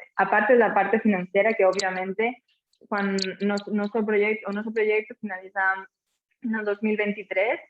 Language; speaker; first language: Portuguese; non-native, fluent; Catalan